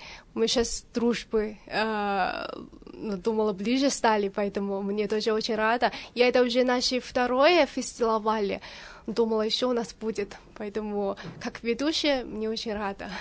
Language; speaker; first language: Russian; non-native, learner; Chinese